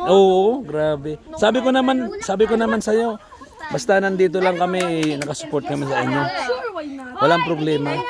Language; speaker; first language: Filipino; non-native, local second language; Bikol